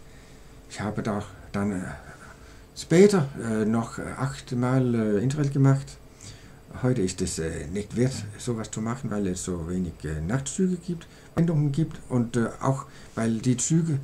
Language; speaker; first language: German; non-native, learner; Danish